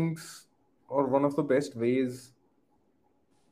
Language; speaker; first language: English; non-native, local second language; Hindi